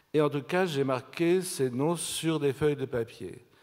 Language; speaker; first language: French; native; French